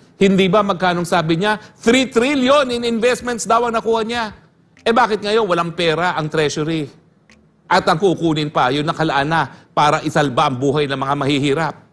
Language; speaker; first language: Filipino; native; Filipino